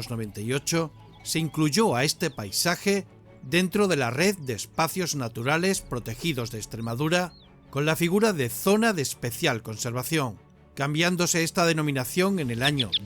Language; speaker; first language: Spanish; native; Spanish